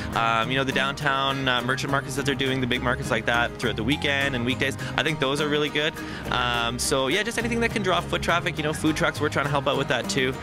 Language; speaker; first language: English; native; English